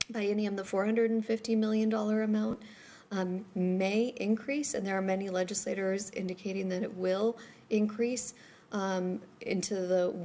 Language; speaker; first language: English; native; English